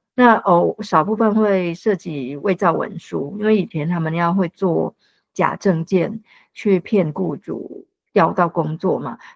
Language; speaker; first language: Chinese; non-native, fluent; Cantonese